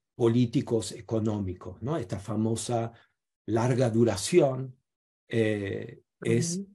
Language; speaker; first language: Spanish; non-native, fluent; German